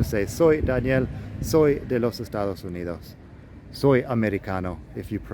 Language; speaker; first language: Spanish; non-native, fluent; English